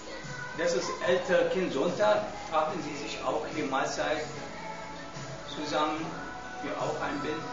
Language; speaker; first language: German; non-native, learner; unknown